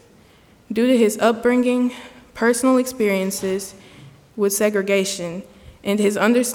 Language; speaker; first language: English; native; English